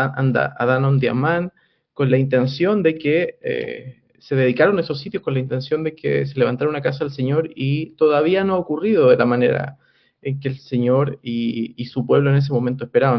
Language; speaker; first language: Spanish; native; Spanish